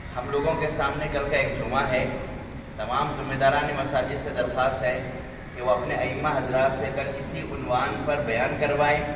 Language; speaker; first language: Urdu; native; Urdu